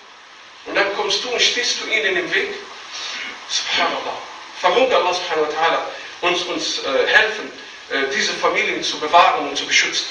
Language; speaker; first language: German; non-native, fluent; Arabic